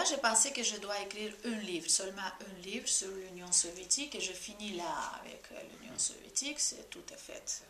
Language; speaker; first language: French; non-native, fluent; Georgian